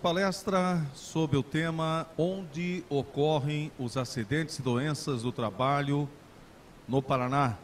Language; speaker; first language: Portuguese; native; Portuguese